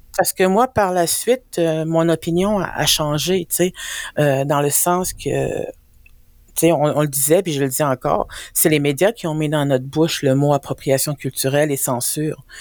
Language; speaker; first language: French; native; French